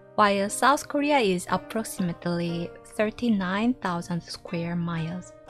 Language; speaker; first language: English; non-native, fluent; Korean